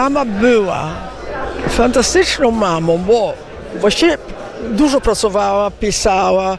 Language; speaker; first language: Polish; early bilingual, heritage; Italian